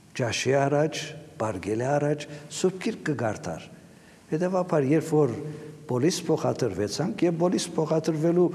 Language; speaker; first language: Armenian; early bilingual, heritage; Armenian